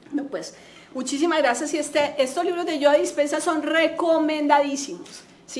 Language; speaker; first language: Spanish; native; Spanish